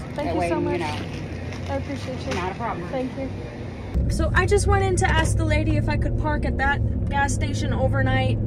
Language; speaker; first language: English; native; English